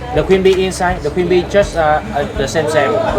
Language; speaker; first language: English; non-native, learner; Vietnamese